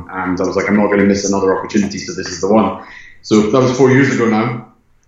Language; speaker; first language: English; native; English